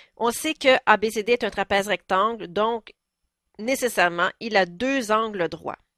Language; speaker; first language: French; native; French